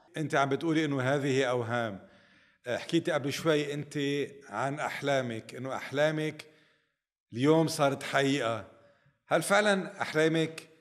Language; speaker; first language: Arabic; native; Arabic